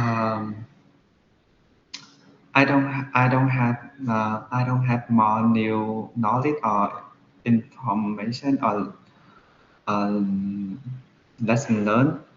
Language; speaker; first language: English; non-native, learner; Vietnamese